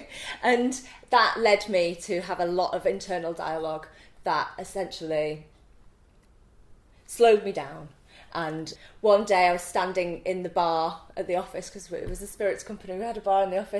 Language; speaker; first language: English; native; English